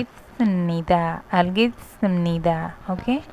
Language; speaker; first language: Korean; non-native, fluent; Hindi